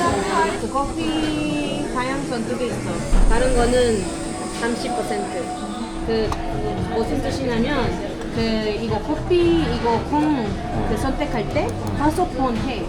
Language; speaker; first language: Korean; non-native, fluent; Spanish